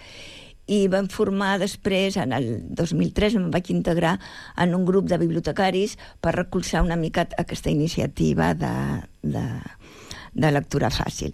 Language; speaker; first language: Catalan; native; Catalan